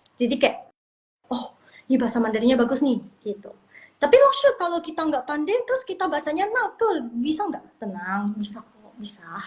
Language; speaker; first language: Indonesian; non-native, local second language; Min Nan Chinese